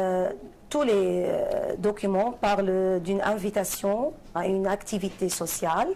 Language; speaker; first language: French; non-native, fluent; Arabic